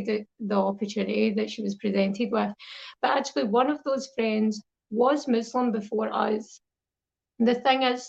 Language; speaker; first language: English; native; English